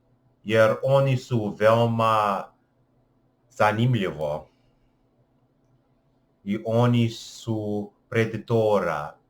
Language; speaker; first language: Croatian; non-native, learner; English